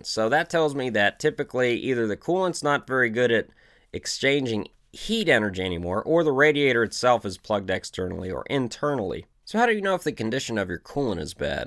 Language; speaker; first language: English; native; English